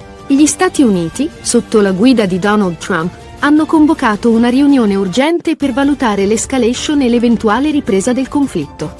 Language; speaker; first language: Italian; native; Italian